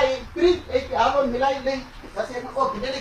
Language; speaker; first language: Greek; non-native, learner; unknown